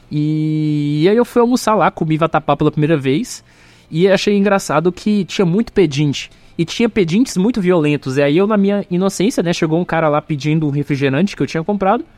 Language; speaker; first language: Portuguese; native; Portuguese